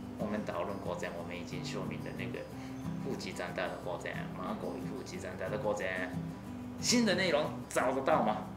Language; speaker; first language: Chinese; non-native, learner; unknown